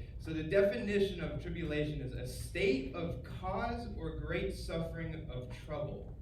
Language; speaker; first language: English; native; English